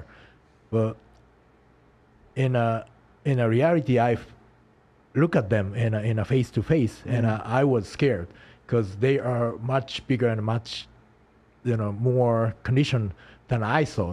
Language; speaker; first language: English; non-native, learner; Japanese